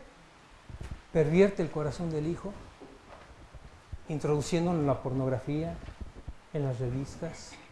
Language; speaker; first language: Spanish; native; Spanish